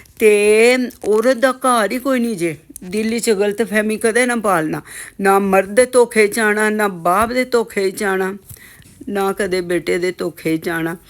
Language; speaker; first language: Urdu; non-native, local second language; Punjabi